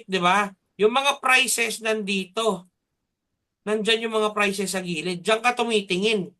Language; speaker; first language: Filipino; native; Filipino